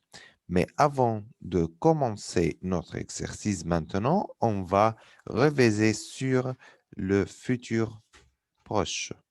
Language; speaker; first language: French; non-native, fluent; Arabic